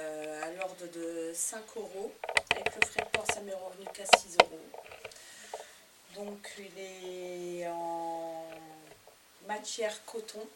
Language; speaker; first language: French; native; French